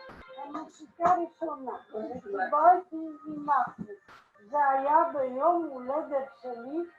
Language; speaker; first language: Hebrew; non-native, fluent; Polish